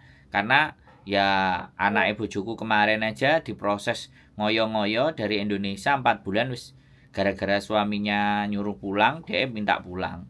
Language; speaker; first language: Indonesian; non-native, local second language; Javanese